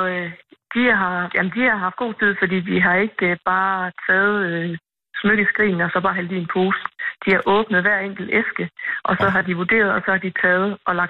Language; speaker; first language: Danish; native; Danish